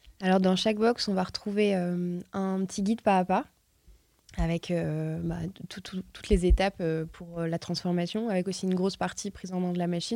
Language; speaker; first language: French; native; French